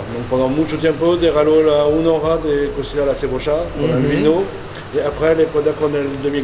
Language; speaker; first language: Spanish; non-native, learner; French